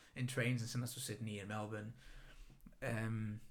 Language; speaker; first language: English; non-native, fluent; Greek